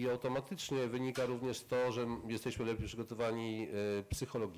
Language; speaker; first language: Polish; native; Polish